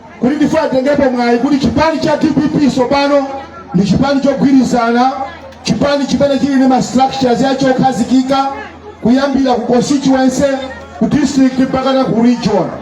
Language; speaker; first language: Nyanja; native; Nyanja